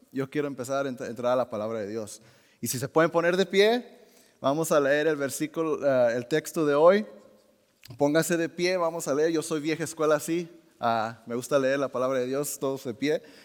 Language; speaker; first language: Spanish; early bilingual, heritage; Spanish